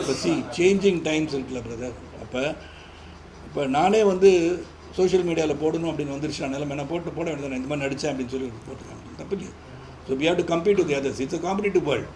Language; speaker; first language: Tamil; native; Tamil